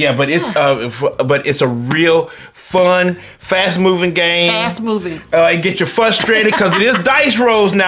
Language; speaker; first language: English; native; English